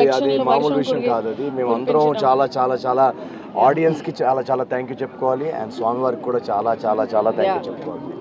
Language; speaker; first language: Telugu; native; Telugu